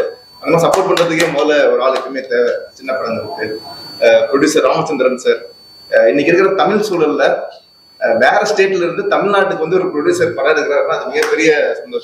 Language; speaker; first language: Tamil; native; Tamil